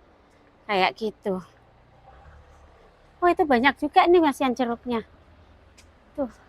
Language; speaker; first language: Indonesian; native; Indonesian